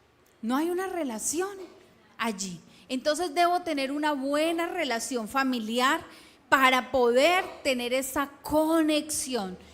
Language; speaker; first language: Spanish; native; Spanish